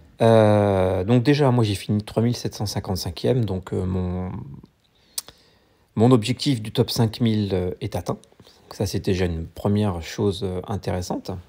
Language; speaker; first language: French; native; French